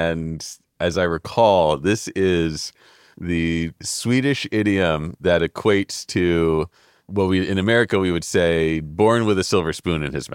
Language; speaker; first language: English; native; English